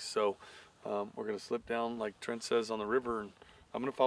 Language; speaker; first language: English; native; English